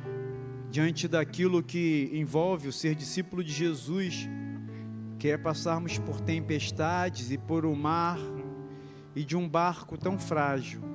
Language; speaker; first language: Portuguese; native; Portuguese